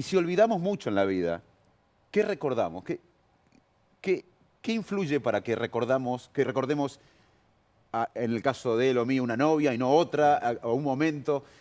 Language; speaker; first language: Spanish; native; Spanish